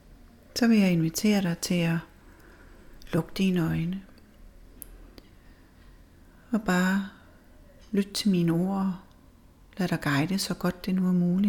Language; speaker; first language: Danish; native; Danish